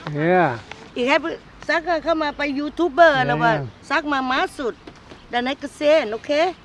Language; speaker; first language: German; non-native, learner; Thai